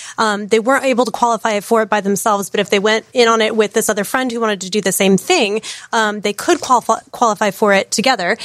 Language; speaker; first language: English; native; English